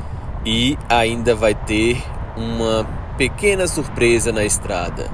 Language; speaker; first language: Portuguese; native; Portuguese